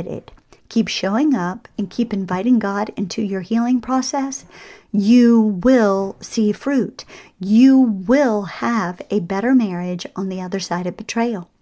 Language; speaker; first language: English; native; English